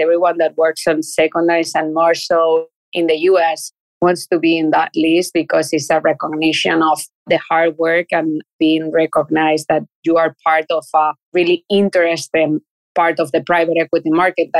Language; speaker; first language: English; non-native, fluent; Spanish